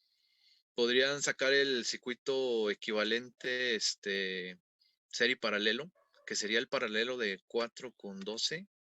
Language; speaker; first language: Spanish; native; Spanish